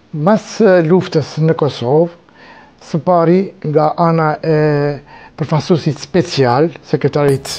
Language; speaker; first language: Albanian; non-native, local second language; Romany